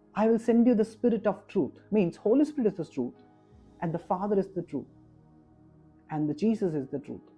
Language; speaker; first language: English; non-native, local second language; Kannada